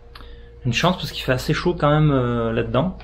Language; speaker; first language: French; native; French